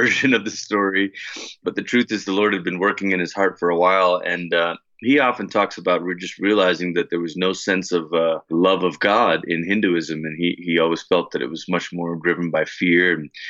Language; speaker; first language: English; native; English